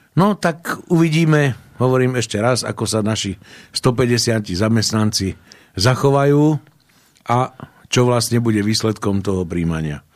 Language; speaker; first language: Slovak; native; Slovak